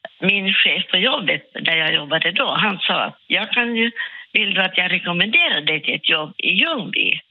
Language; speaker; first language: Swedish; non-native, local second language; Finnish